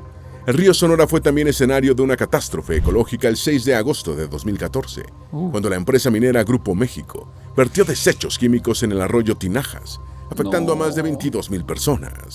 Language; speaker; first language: Spanish; native; Spanish